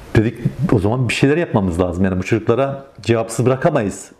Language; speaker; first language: Turkish; native; Turkish